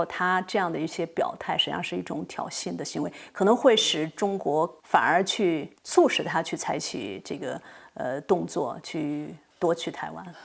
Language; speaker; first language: Chinese; native; Chinese